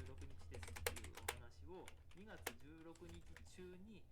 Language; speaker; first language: Japanese; native; Japanese